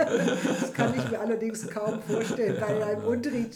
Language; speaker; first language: German; native; German